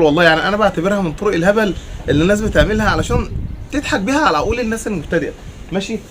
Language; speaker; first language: Arabic; native; Arabic